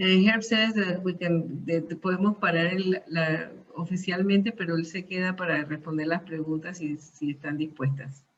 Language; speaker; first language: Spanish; early bilingual, heritage; Spanish